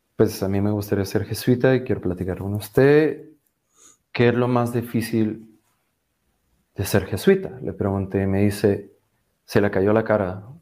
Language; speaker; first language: Spanish; native; Spanish